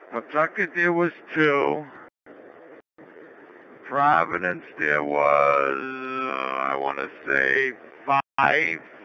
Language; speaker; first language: English; native; English